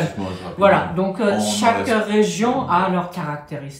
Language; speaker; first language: French; non-native, fluent; Japanese